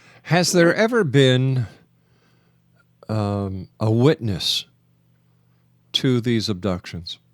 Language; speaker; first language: English; native; English